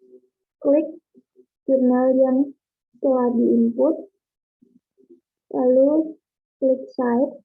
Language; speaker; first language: Indonesian; native; Indonesian